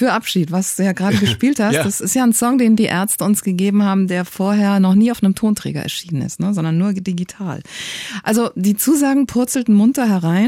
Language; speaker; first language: German; native; German